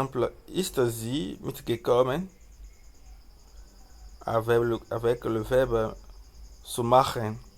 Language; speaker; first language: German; non-native, fluent; French